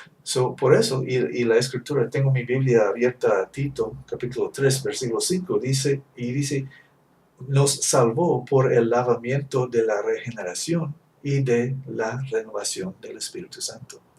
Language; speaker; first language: Spanish; non-native, fluent; English